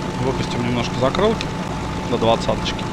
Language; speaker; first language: Russian; native; Russian